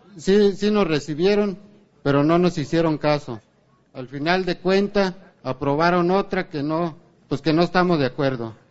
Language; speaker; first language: Spanish; native; Spanish